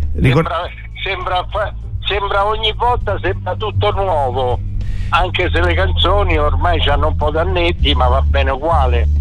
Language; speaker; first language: Italian; native; Italian